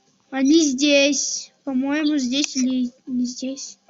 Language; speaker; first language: Russian; non-native, local second language; Kyrgyz